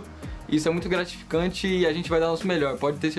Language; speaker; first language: Portuguese; native; Portuguese